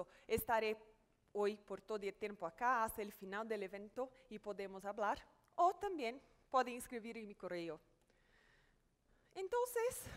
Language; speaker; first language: Spanish; non-native, fluent; Portuguese